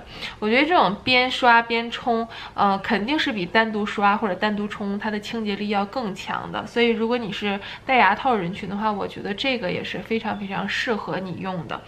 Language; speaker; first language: Chinese; native; Chinese